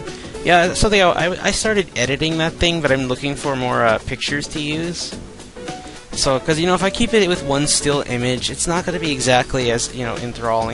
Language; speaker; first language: English; native; English